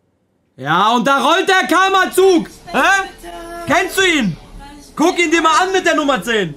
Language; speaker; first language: German; native; German